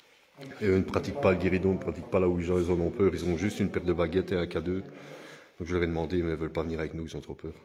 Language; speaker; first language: French; native; French